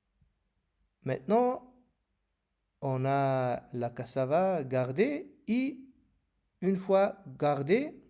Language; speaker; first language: French; non-native, learner; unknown